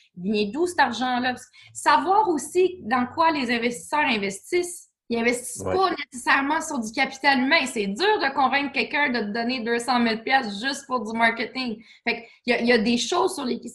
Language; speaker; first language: French; native; French